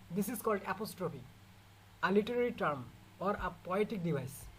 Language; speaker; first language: English; non-native, local second language; Bangla